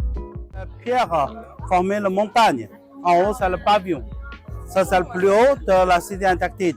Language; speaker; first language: French; non-native, learner; Chinese